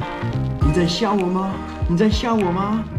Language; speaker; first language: Chinese; non-native, fluent; French